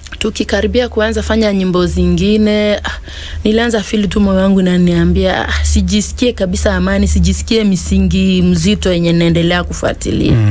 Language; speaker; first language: Swahili; non-native, local second language; Lingala